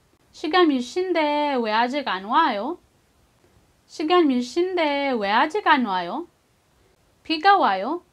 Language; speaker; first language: Korean; non-native, fluent; Filipino